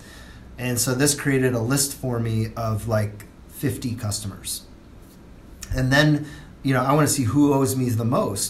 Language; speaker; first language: English; native; English